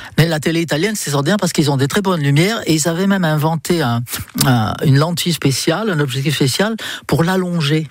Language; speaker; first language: French; non-native, fluent; English